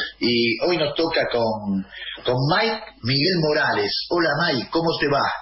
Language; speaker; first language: Spanish; native; Spanish